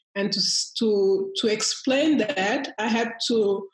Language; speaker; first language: English; early bilingual, heritage; Portuguese